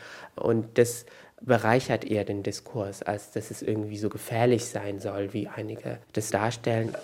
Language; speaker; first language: German; native; German